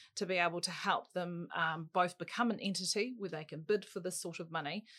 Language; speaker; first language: English; native; English